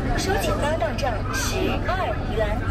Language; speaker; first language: Chinese; native; Chinese